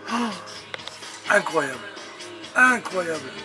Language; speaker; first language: French; native; French